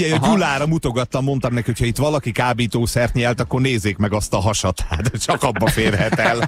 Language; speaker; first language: Hungarian; native; Hungarian